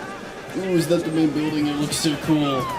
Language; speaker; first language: English; native; English